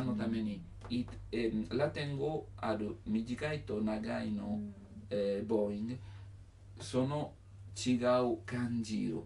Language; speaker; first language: Japanese; non-native, learner; Italian